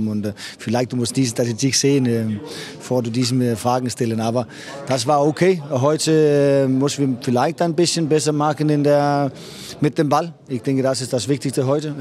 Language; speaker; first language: German; non-native, fluent; Danish